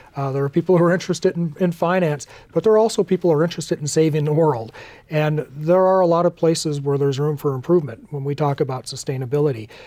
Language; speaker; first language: English; native; English